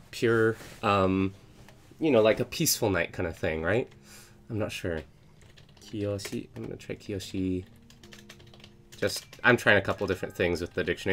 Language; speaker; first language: English; native; English